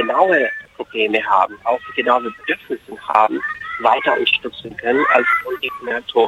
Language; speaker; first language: German; non-native, fluent; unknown